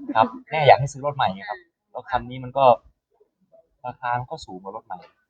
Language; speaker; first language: Thai; native; Thai